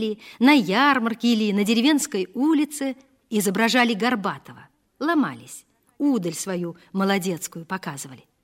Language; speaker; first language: Russian; native; Russian